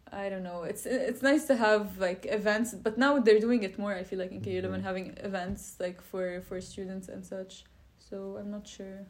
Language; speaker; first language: English; non-native, fluent; Arabic